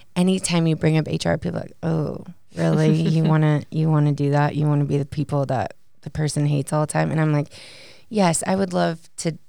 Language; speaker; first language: English; native; English